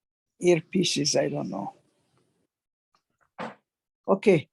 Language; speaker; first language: English; non-native, fluent; Arabic